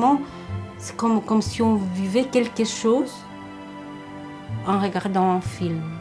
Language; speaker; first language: French; non-native, fluent; Spanish